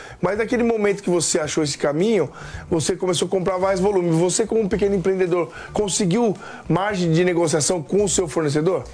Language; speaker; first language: Portuguese; native; Portuguese